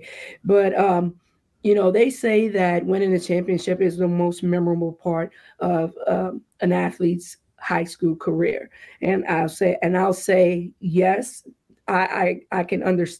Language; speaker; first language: English; native; English